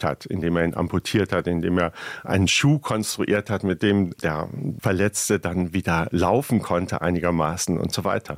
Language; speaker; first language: German; native; German